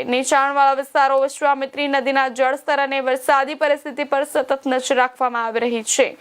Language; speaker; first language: Gujarati; native; Gujarati